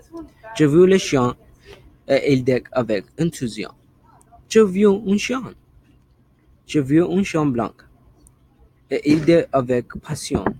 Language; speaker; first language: French; non-native, learner; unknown